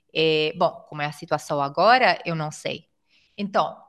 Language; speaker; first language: Portuguese; non-native, fluent; Italian